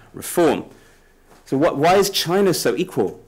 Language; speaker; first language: English; native; English